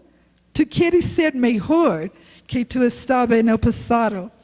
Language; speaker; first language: Spanish; non-native, learner; English